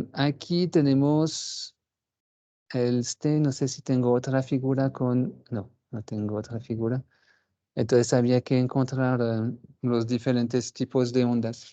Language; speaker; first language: Spanish; non-native, fluent; French